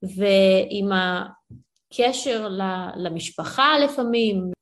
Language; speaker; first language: Hebrew; early bilingual, other home language; Ukrainian